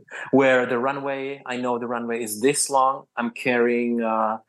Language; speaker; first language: English; non-native, fluent; Czech